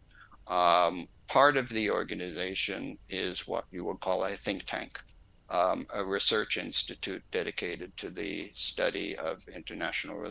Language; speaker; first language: English; native; English